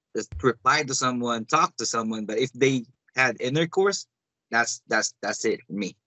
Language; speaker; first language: English; non-native, local second language; Cebuano